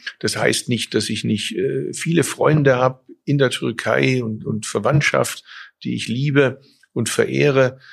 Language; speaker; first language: German; early bilingual, other home language; Turkish